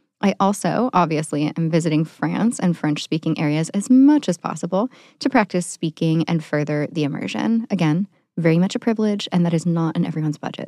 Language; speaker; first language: English; native; English